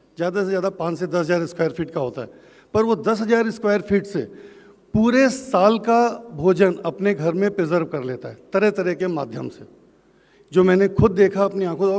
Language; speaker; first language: Hindi; native; Hindi